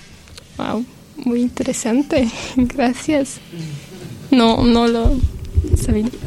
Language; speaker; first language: Spanish; non-native, learner; French